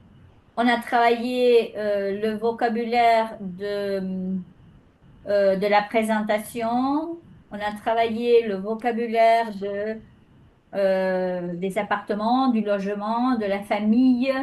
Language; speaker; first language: French; non-native, fluent; Spanish